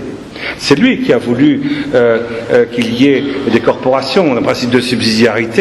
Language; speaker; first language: French; native; French